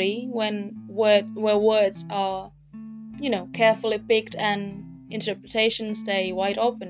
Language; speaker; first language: English; non-native, fluent; Indonesian